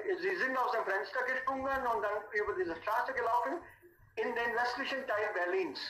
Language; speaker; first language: German; non-native, fluent; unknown